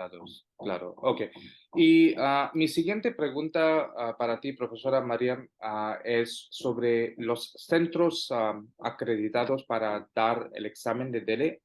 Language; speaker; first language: Spanish; non-native, fluent; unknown